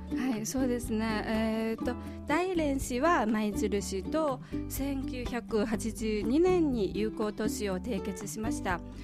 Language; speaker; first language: Japanese; non-native, fluent; Chinese